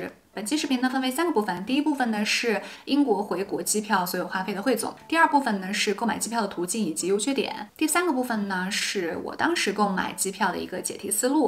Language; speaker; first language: Chinese; native; Chinese